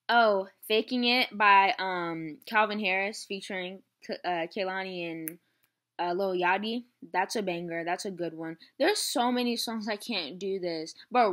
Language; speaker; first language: English; native; English